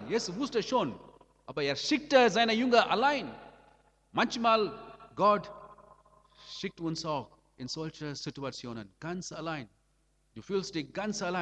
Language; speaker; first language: German; non-native, learner; Amharic